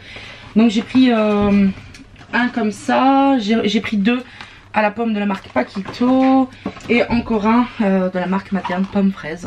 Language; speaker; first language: French; native; French